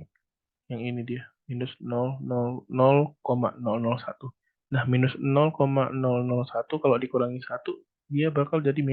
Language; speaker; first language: Indonesian; native; Indonesian